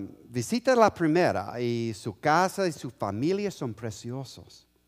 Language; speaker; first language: Spanish; non-native, fluent; English